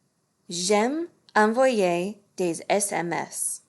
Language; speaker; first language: French; non-native, fluent; English